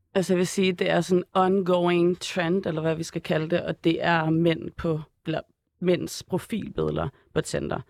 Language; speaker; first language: Danish; early bilingual, other home language; Arabic